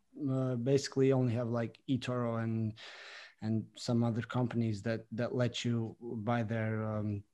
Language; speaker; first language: English; non-native, fluent; Latvian